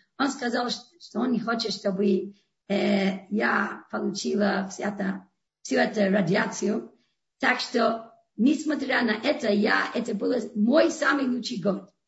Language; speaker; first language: Russian; non-native, fluent; English